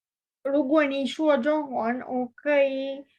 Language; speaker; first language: Chinese; non-native, learner; Romanian